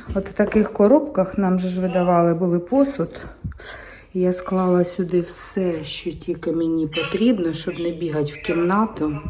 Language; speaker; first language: Ukrainian; native; Ukrainian